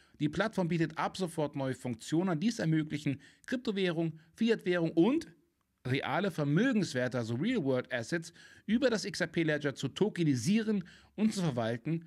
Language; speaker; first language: German; native; German